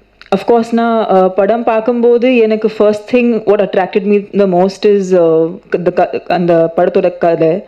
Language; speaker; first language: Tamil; non-native, fluent; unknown